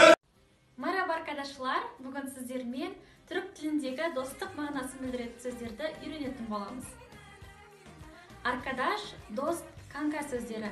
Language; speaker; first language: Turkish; non-native, fluent; Kazakh